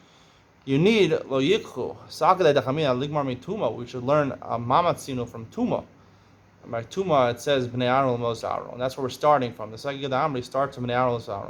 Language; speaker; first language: English; native; English